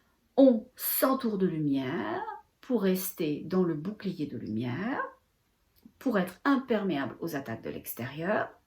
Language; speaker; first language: French; native; French